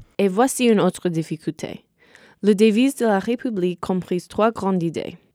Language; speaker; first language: French; non-native, fluent; English